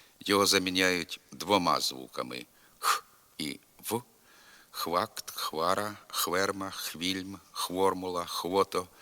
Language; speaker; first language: Ukrainian; native; Ukrainian